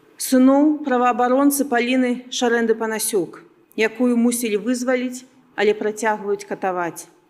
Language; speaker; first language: Belarusian; non-native, local second language; Russian